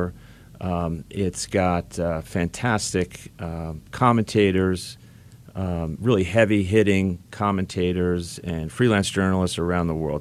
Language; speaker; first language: English; native; English